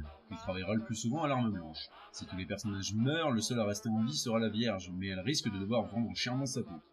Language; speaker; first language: French; native; French